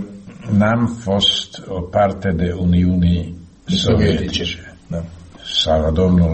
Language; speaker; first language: Romanian; non-native, learner; Slovak